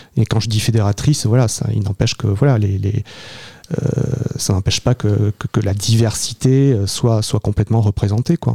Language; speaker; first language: French; native; French